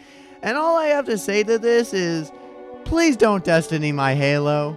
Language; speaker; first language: English; native; English